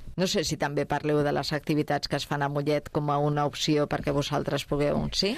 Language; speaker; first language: Catalan; native; Catalan